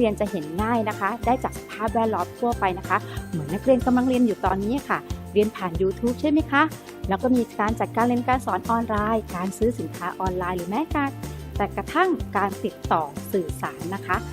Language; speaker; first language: Thai; native; Thai